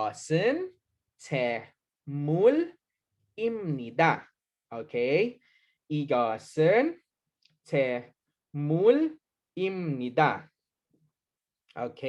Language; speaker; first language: Korean; non-native, learner; Hiligaynon